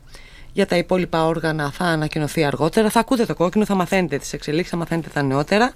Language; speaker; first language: Greek; native; Greek